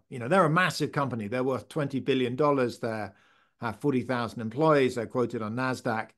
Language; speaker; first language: English; native; English